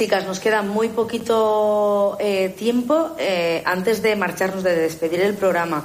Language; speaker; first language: Spanish; native; Spanish